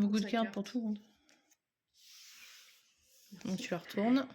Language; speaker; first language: French; native; French